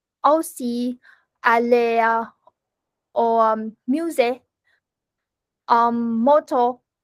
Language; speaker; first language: French; non-native, learner; Vietnamese